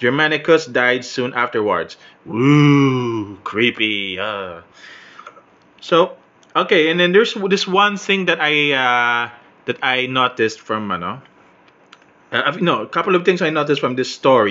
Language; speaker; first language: English; non-native, local second language; Filipino